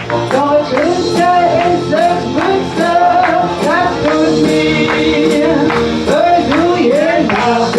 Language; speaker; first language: German; native; German